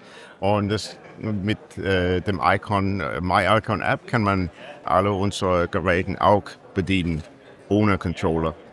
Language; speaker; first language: German; non-native, learner; English